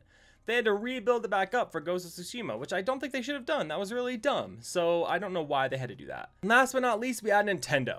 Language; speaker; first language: English; native; English